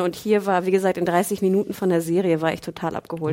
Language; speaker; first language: German; native; German